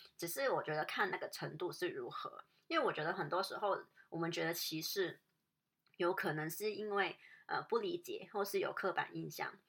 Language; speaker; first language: Chinese; non-native, local second language; Cantonese